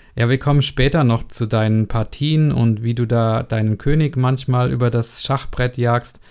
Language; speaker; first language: German; non-native, learner; Czech